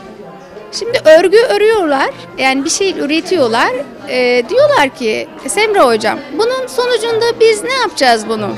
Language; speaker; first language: Turkish; native; Turkish